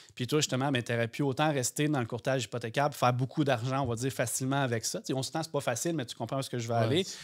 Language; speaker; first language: French; native; French